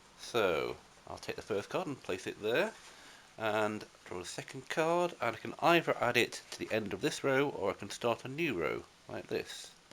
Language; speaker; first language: English; native; English